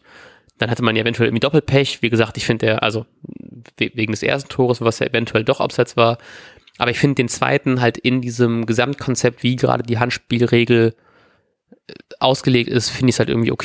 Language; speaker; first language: German; native; German